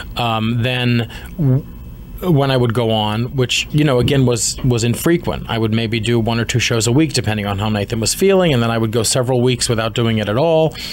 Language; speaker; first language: English; native; English